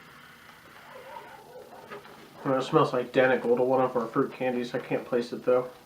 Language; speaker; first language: English; native; English